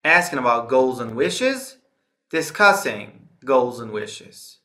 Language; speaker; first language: English; non-native, fluent; Persian